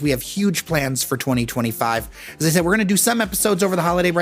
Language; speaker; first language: English; native; English